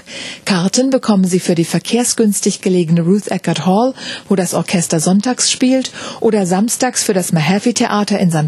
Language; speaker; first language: German; native; German